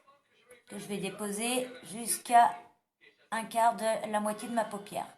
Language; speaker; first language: French; native; French